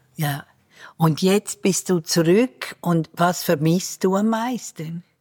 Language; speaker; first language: German; native; German